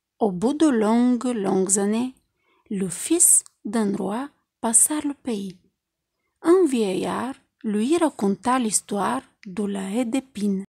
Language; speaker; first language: French; non-native, fluent; Bulgarian